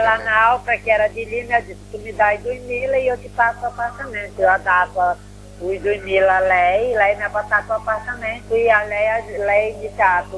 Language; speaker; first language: Italian; non-native, learner; Portuguese